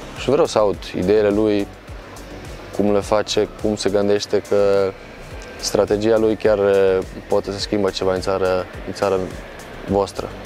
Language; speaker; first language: Romanian; non-native, fluent; Croatian